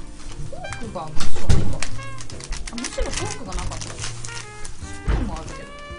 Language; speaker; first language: Japanese; native; Japanese